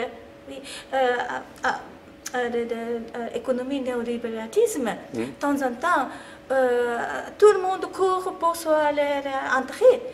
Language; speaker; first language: French; non-native, fluent; Japanese